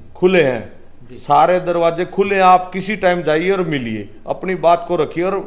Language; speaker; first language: Hindi; native; Hindi